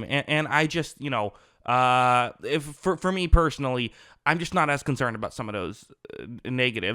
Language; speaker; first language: English; native; English